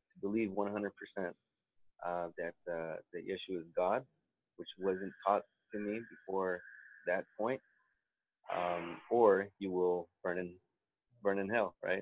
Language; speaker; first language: English; native; English